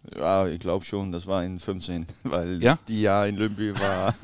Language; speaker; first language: German; non-native, learner; Danish